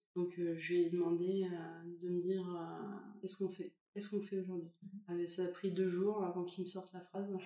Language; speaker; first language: French; native; French